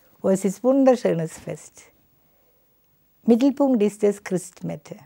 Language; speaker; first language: German; non-native, fluent; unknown